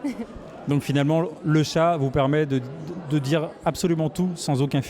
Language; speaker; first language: French; native; French